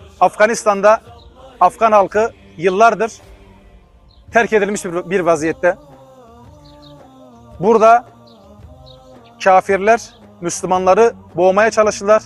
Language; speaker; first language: Turkish; non-native, fluent; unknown